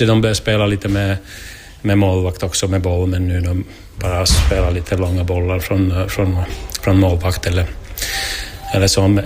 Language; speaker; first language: Swedish; non-native, learner; Finnish